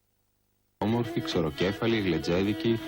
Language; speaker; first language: Greek; native; Greek